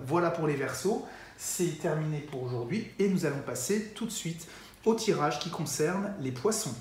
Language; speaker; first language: French; native; French